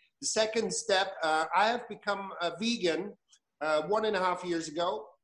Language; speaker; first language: English; non-native, fluent; German